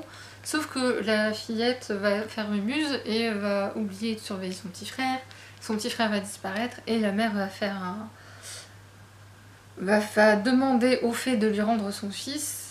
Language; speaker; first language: French; native; French